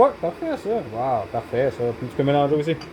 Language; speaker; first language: French; native; French